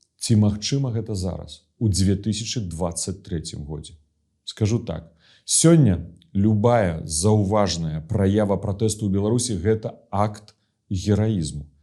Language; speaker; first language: Belarusian; non-native, local second language; Russian